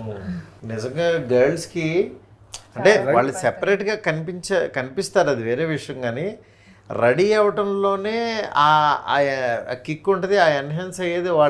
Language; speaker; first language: Telugu; native; Telugu